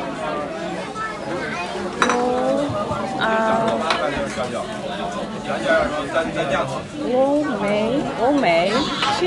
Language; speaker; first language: Chinese; non-native, learner; Japanese